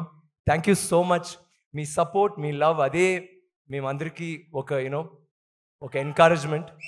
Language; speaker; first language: Telugu; non-native, learner; Tamil